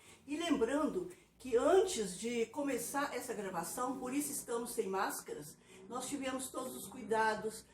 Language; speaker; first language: Portuguese; native; Portuguese